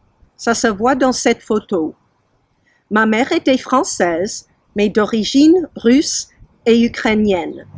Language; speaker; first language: French; early bilingual, heritage; French